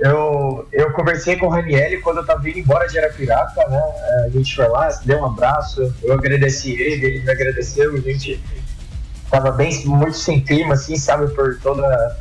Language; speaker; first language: Portuguese; native; Portuguese